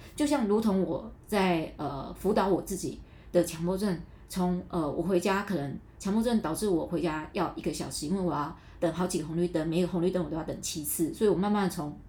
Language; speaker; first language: Chinese; non-native, local second language; Min Nan Chinese